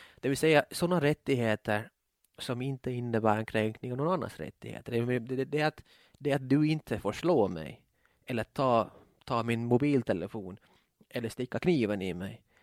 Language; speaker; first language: Swedish; native; Swedish